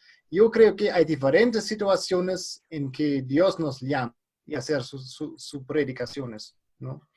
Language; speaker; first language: Spanish; non-native, fluent; German